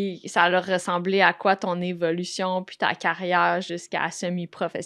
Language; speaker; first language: French; native; French